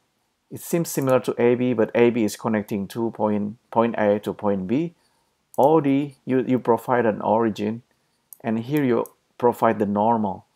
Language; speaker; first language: English; non-native, fluent; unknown